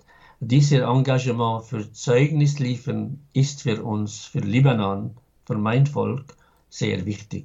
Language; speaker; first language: German; non-native, fluent; Arabic